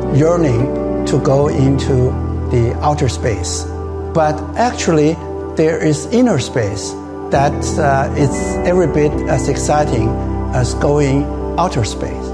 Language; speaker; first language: English; non-native, fluent; Chinese